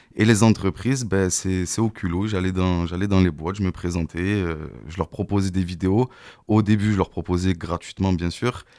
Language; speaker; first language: French; native; French